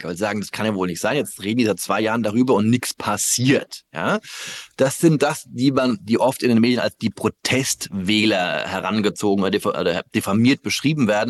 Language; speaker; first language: German; native; German